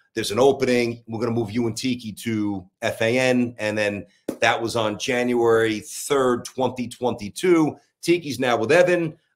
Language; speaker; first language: English; native; English